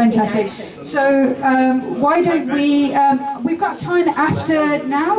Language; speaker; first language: English; native; English